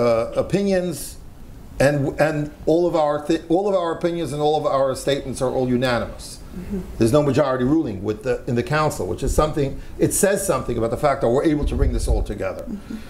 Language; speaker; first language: English; native; English